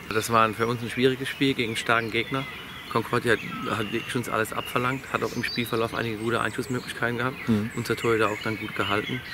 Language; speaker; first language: German; native; German